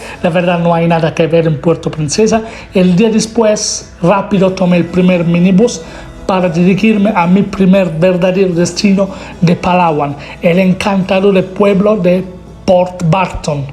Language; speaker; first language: Spanish; non-native, fluent; Italian